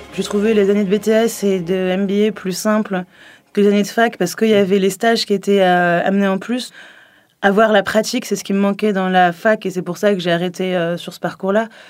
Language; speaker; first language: French; native; French